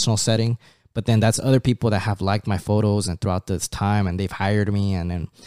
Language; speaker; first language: English; early bilingual, other home language; Spanish